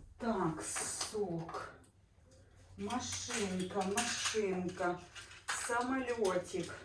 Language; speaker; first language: Ukrainian; non-native, local second language; Russian